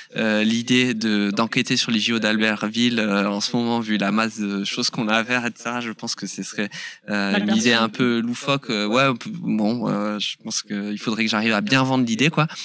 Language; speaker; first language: French; native; French